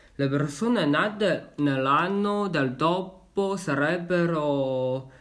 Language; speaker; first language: Italian; non-native, learner; Chinese